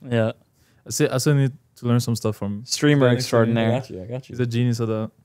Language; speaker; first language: English; non-native, fluent; Arabic